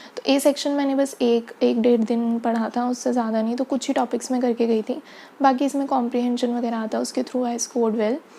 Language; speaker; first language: Hindi; native; Hindi